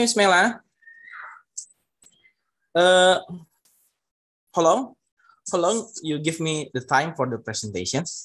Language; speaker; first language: English; non-native, learner; Indonesian